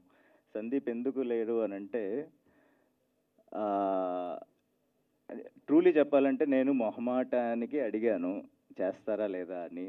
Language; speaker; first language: Telugu; native; Telugu